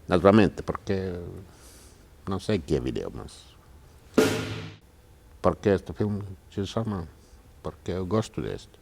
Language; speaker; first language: Portuguese; non-native, learner; Finnish